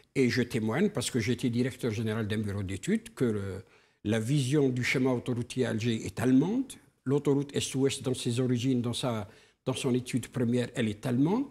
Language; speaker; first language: French; non-native, local second language; Arabic